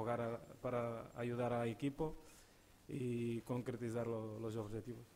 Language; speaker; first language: Spanish; non-native, learner; Portuguese